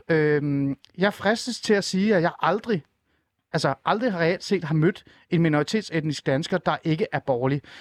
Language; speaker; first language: Danish; early bilingual, other home language; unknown